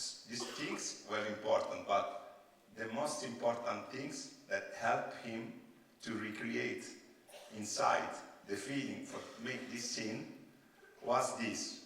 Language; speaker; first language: English; non-native, learner; Italian